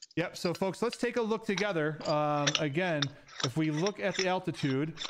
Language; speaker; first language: English; native; English